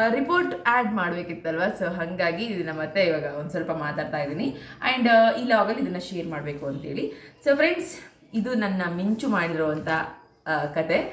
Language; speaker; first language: Kannada; non-native, local second language; Telugu